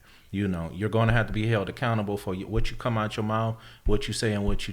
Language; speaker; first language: English; native; English